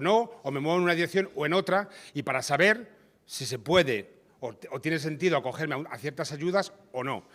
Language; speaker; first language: Spanish; native; Spanish